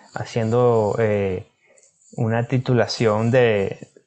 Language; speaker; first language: Spanish; native; Spanish